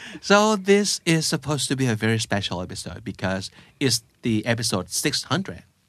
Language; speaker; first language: English; non-native, fluent; Thai